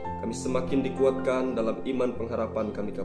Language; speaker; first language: Indonesian; native; Indonesian